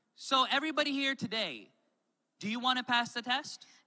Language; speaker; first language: English; native; English